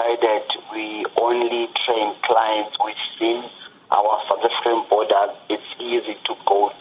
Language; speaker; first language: English; non-native, local second language; Xhosa